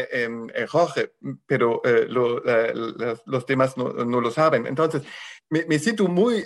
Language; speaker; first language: Spanish; non-native, fluent; German